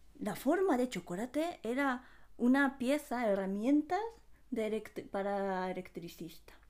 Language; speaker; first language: Spanish; non-native, fluent; Japanese